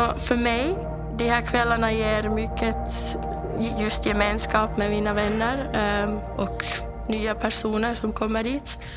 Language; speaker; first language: Swedish; early bilingual, heritage; Swedish